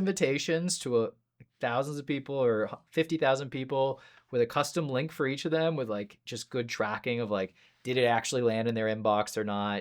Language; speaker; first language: English; native; English